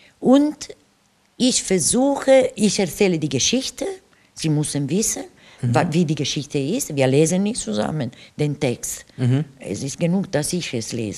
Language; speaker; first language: German; non-native, fluent; Italian